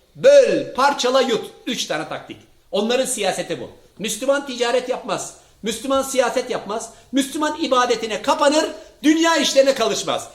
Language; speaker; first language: Turkish; early bilingual, heritage; Turkish